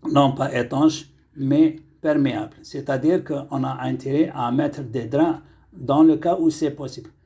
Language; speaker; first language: French; non-native, local second language; Arabic